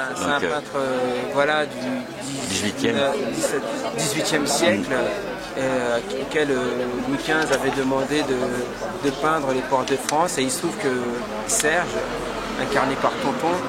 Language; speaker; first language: French; native; French